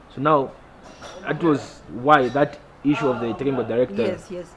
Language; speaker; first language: English; non-native, local second language; Bemba